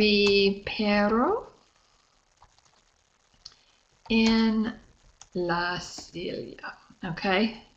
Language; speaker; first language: Spanish; non-native, fluent; English